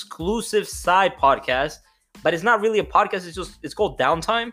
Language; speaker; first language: English; non-native, fluent; Spanish